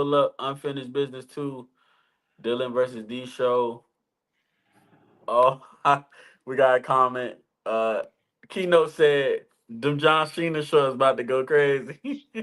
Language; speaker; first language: English; native; English